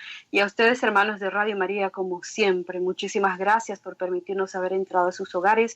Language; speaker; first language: Spanish; native; Spanish